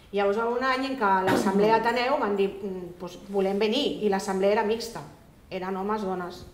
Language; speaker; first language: Catalan; non-native, local second language; Spanish